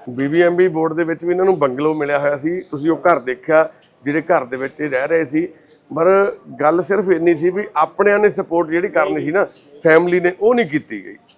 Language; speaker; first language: Punjabi; native; Punjabi